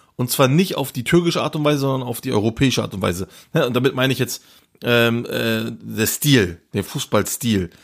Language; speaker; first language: German; early bilingual, other home language; Turkish